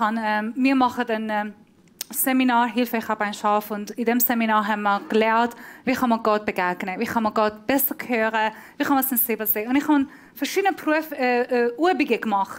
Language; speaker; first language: German; non-native, fluent; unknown